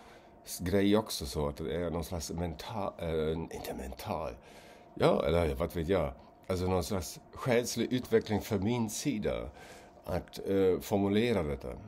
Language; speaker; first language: Swedish; non-native, fluent; German